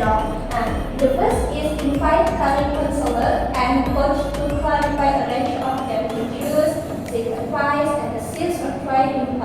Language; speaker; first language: English; non-native, learner; Indonesian